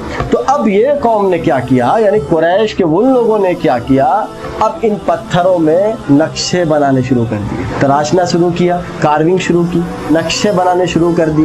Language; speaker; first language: Urdu; native; Urdu